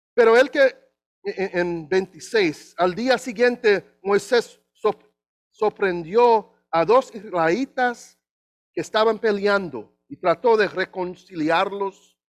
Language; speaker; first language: Spanish; non-native, learner; English